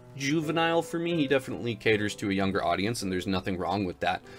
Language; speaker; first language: English; native; English